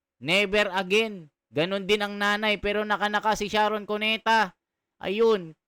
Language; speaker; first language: Filipino; non-native, local second language; Iloko